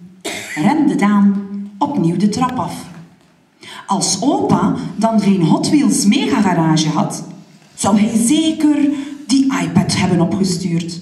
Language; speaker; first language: Dutch; native; Dutch